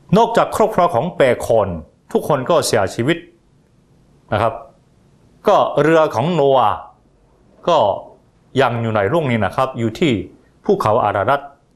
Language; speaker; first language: Thai; non-native, fluent; Korean